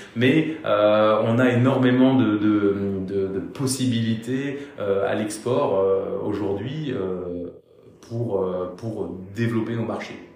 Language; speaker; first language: French; native; French